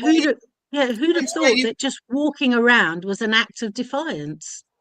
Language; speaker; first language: English; native; English